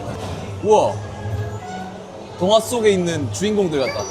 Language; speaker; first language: Korean; native; Korean